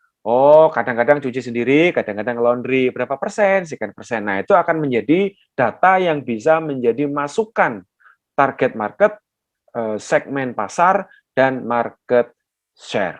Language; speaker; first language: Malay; non-native, local second language; Javanese